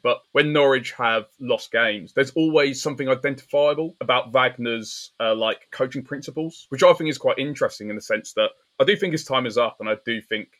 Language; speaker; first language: English; native; English